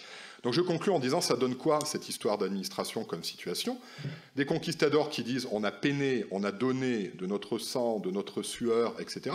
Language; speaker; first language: French; native; French